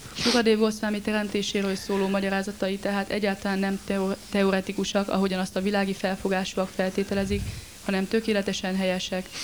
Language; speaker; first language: Hungarian; native; Hungarian